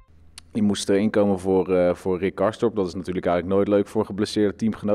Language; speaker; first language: Dutch; native; Dutch